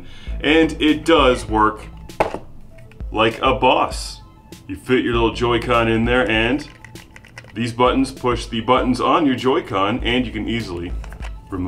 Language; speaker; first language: English; native; English